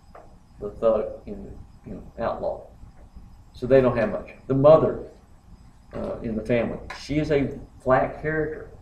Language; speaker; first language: English; native; English